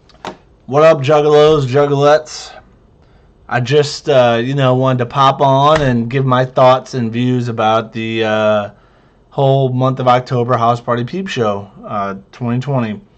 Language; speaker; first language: English; native; English